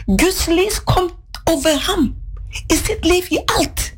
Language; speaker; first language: Norwegian; non-native, fluent; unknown